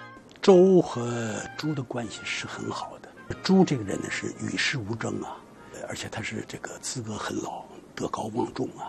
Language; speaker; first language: Chinese; native; Chinese